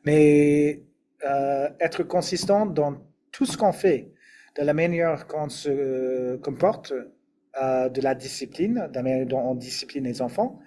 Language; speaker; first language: French; non-native, fluent; English